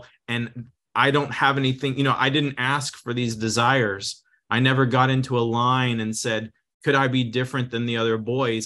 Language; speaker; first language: English; native; English